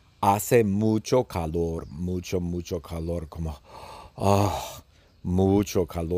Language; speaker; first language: Spanish; early bilingual, heritage; Spanish